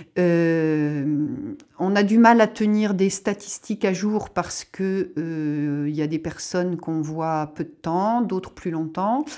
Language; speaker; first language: French; native; French